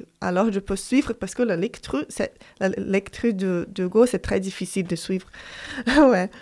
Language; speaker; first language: French; non-native, fluent; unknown